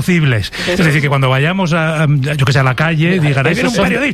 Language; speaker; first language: Spanish; native; Spanish